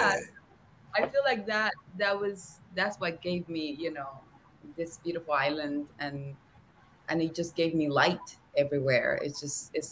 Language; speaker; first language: English; non-native, fluent; Spanish